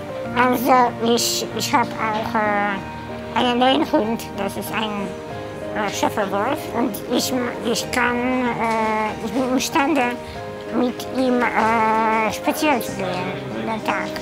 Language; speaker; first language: German; non-native, fluent; Polish